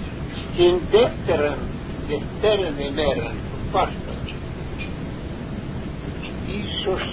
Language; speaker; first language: Greek; non-native, fluent; Russian